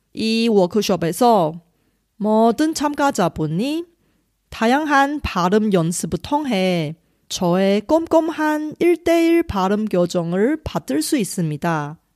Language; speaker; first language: Korean; non-native, fluent; Chinese